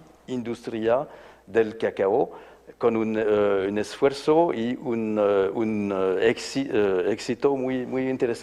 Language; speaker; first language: Spanish; non-native, fluent; French